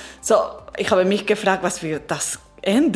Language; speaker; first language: German; non-native, learner; Italian